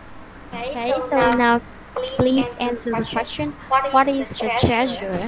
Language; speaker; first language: English; non-native, fluent; Vietnamese